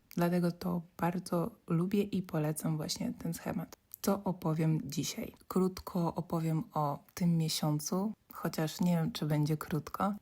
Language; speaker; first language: Polish; non-native, fluent; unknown